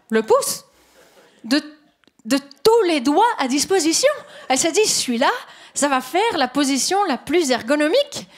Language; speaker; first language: French; native; French